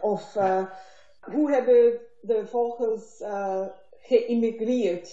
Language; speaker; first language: Dutch; non-native, learner; Turkish